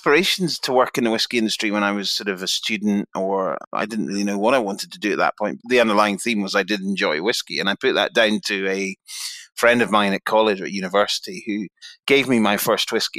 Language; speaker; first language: English; native; English